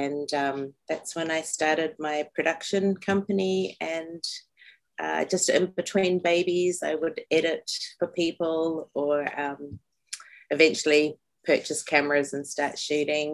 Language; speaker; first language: English; native; English